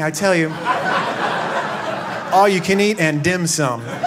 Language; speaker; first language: English; native; English